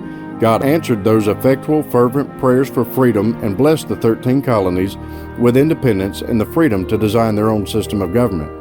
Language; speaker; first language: English; native; English